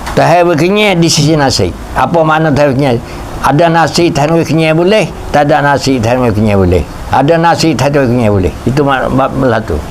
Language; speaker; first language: Malay; native; Malay